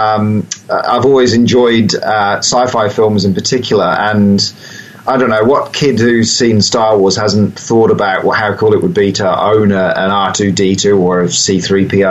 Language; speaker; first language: English; native; English